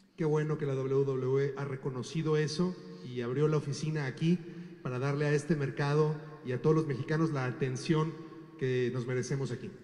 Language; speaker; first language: Spanish; native; Spanish